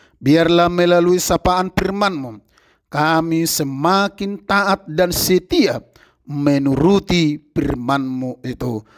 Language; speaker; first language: Indonesian; non-native, local second language; Batak Toba